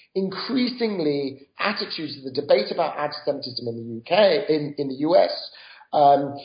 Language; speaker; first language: English; native; English